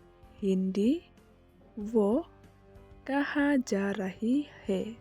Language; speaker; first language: Hindi; non-native, local second language; Khasi